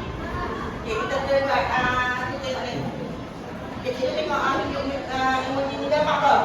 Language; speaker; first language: Malay; native; Malay